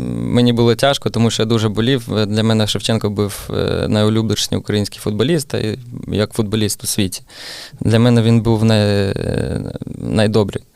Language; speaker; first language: Ukrainian; non-native, local second language; Russian